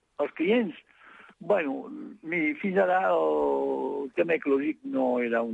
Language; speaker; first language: Catalan; non-native, fluent; French